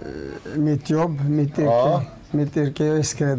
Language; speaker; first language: Swedish; non-native, learner; Turoyo